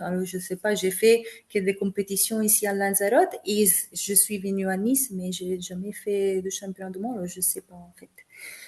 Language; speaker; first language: French; non-native, fluent; Italian